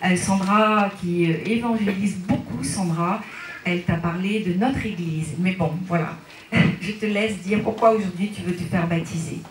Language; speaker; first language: French; native; French